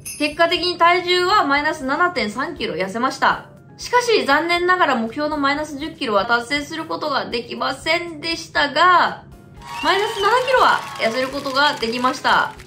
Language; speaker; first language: Japanese; native; Japanese